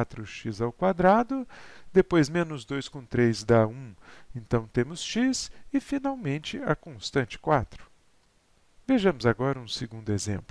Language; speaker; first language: Portuguese; native; Portuguese